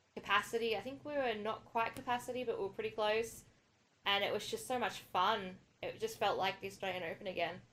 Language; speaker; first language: English; native; English